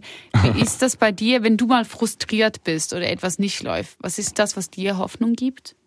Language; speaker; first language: German; native; German